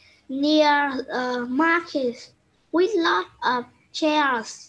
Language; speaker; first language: English; non-native, learner; Vietnamese